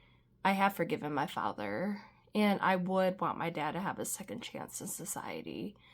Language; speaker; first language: English; native; English